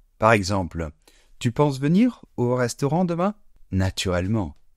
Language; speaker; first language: French; native; French